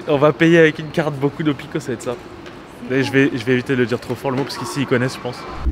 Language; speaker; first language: French; native; French